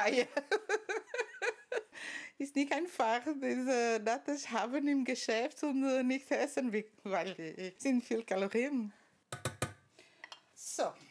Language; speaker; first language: German; non-native, learner; Portuguese